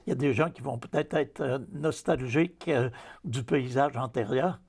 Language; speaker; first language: French; native; French